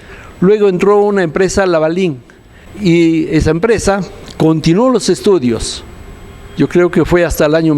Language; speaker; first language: Spanish; native; Spanish